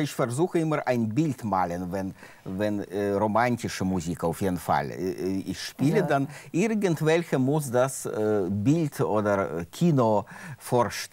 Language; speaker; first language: German; non-native, learner; Russian